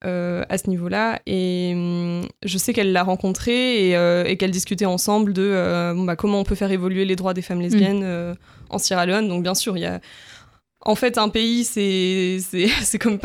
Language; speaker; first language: French; native; French